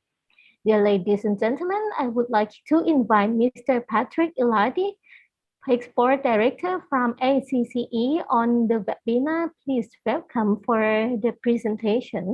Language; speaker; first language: English; non-native, fluent; Thai